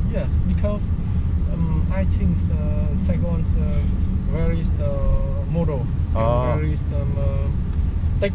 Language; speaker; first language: English; non-native, learner; Vietnamese